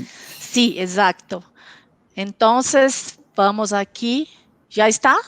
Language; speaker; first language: Spanish; non-native, local second language; Portuguese